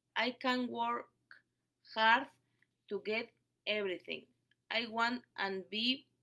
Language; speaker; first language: English; non-native, learner; Spanish